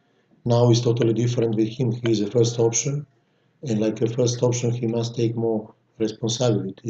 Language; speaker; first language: English; non-native, fluent; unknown